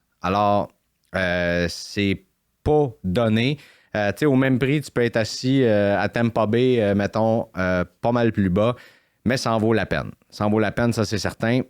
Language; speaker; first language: French; native; French